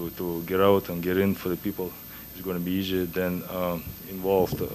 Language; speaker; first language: English; non-native, fluent; Russian